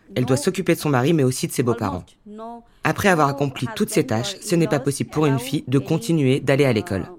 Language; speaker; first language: French; non-native, fluent; Bangla